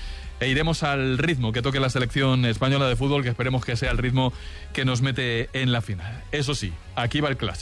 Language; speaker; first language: Spanish; native; Spanish